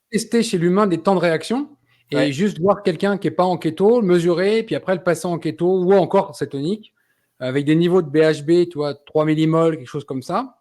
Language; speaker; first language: French; native; French